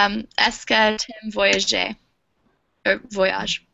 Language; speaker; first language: French; non-native, learner; English